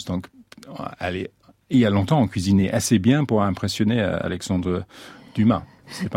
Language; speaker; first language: French; non-native, fluent; English